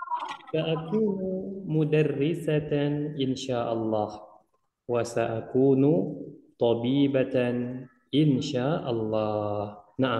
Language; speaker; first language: Arabic; non-native, fluent; Indonesian